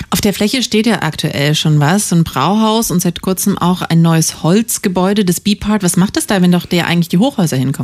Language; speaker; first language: German; native; German